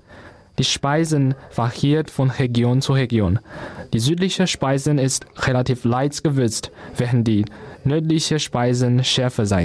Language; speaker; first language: German; non-native, learner; Chinese